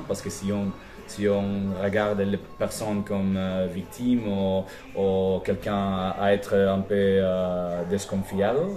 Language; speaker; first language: French; non-native, fluent; Spanish